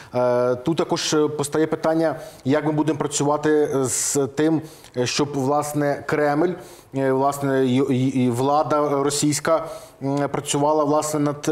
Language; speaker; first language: Ukrainian; native; Ukrainian